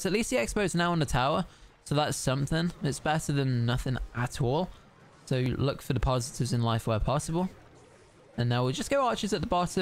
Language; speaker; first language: English; native; English